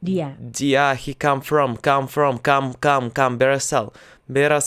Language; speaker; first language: English; non-native, learner; Russian